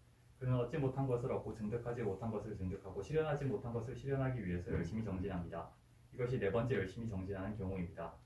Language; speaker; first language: Korean; native; Korean